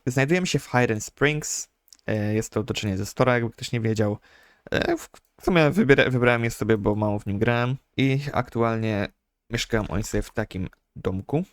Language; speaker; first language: Polish; native; Polish